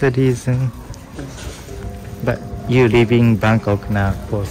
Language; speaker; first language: English; non-native, learner; Japanese